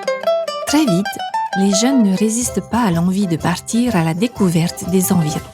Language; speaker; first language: French; native; French